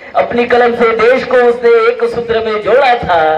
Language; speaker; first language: Hindi; non-native, local second language; Marathi